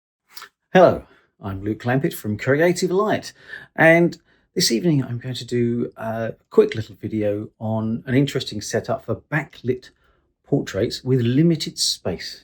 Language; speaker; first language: English; native; English